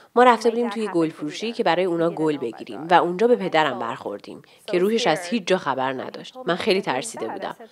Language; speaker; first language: Persian; native; Persian